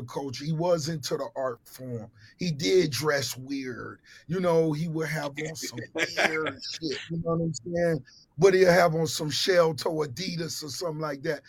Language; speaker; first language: English; native; English